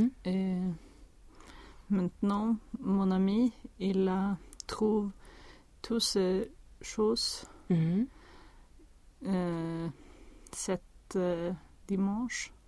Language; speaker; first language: French; non-native, learner; Swedish